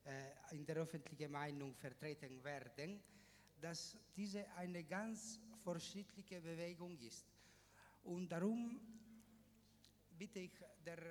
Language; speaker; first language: German; non-native, fluent; Italian